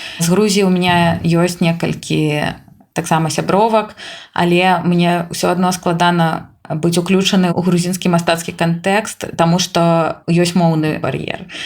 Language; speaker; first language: Belarusian; native; Belarusian